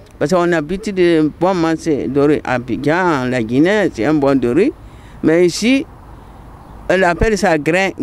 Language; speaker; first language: French; non-native, local second language; Mandingo